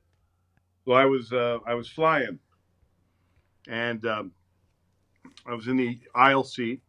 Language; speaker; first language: English; native; English